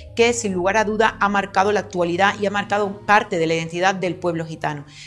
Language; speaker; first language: Spanish; native; Spanish